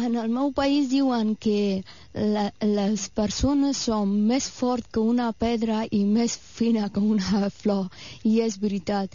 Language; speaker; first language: Catalan; non-native, fluent; Persian